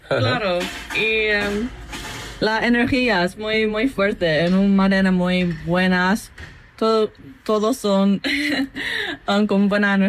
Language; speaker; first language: Spanish; non-native, learner; English